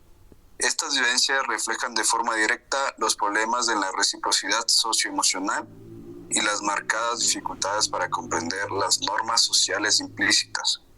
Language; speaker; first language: Spanish; native; Spanish